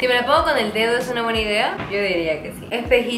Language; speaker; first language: Spanish; native; Spanish